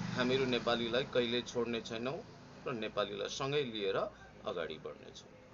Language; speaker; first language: Nepali; native; Nepali